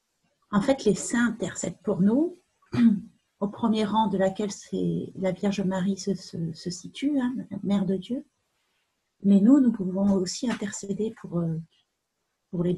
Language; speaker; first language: French; native; French